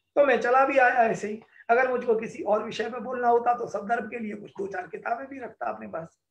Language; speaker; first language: Hindi; native; Hindi